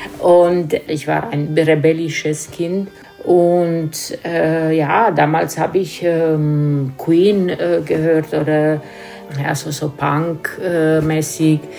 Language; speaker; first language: German; non-native, fluent; Romanian